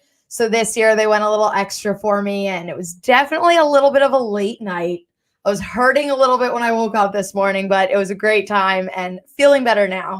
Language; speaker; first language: English; native; English